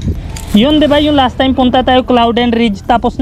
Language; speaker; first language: Filipino; non-native, learner; Punjabi